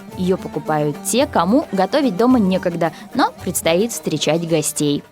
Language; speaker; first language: Russian; native; Russian